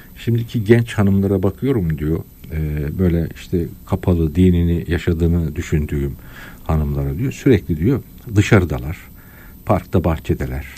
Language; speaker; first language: Turkish; native; Turkish